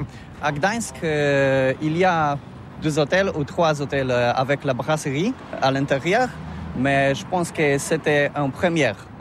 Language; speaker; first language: French; non-native, learner; Polish